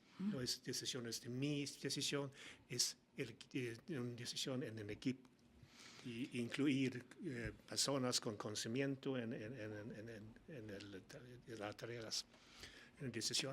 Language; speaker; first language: Spanish; non-native, learner; Swedish